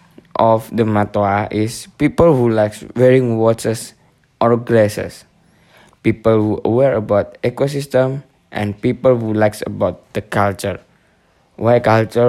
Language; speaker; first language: English; non-native, learner; Indonesian